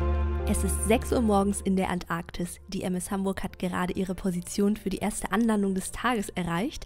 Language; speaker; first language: German; native; German